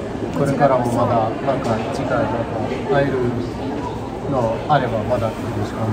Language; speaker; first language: Japanese; non-native, fluent; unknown